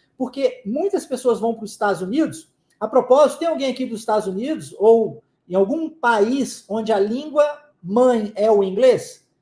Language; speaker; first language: Portuguese; non-native, fluent; English